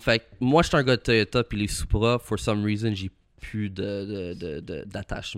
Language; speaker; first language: French; early bilingual, heritage; French